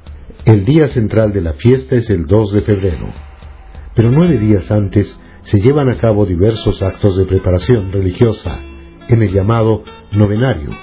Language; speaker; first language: Spanish; native; Spanish